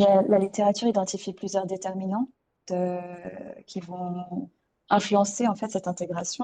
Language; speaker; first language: French; native; French